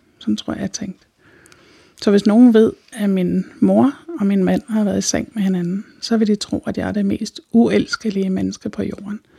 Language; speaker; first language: Danish; native; Danish